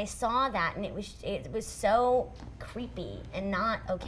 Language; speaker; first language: English; native; English